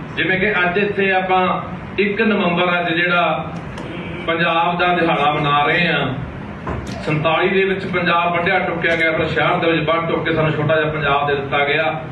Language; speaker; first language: Punjabi; native; Punjabi